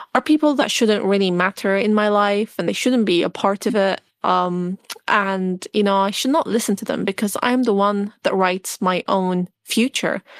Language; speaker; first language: English; non-native, fluent; Arabic